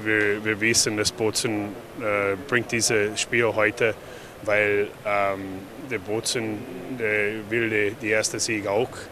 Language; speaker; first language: German; non-native, fluent; English